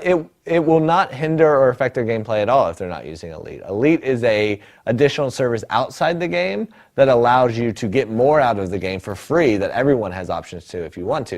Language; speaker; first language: English; native; English